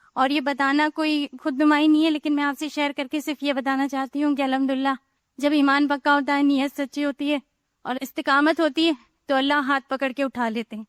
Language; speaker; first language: Urdu; non-native, fluent; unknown